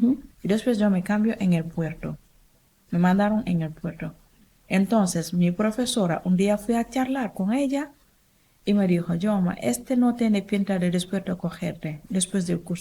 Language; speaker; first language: Spanish; non-native, learner; Wolof